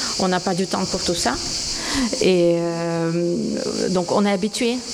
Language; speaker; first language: French; non-native, fluent; Ukrainian